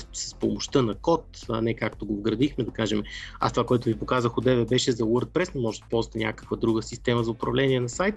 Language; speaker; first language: Bulgarian; native; Bulgarian